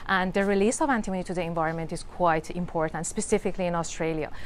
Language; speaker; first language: English; non-native, fluent; Persian